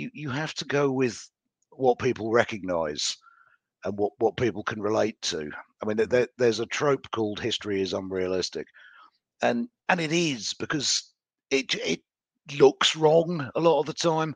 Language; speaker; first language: English; native; English